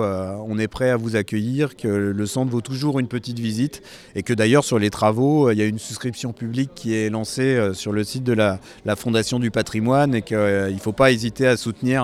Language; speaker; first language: French; native; French